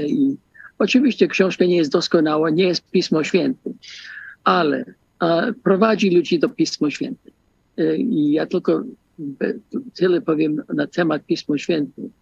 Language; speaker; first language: Polish; early bilingual, heritage; Polish